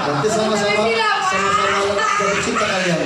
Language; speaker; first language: Indonesian; native; Indonesian